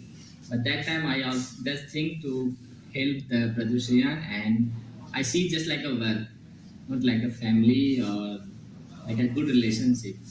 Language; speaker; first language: English; non-native, learner; Hindi